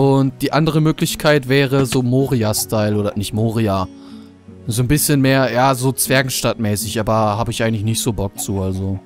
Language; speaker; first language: German; native; German